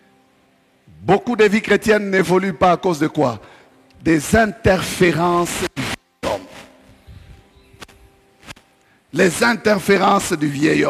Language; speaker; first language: French; non-native, local second language; Swahili